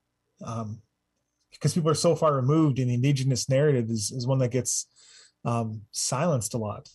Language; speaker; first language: English; native; English